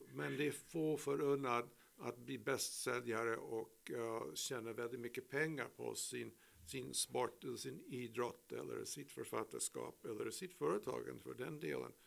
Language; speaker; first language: Swedish; non-native, fluent; English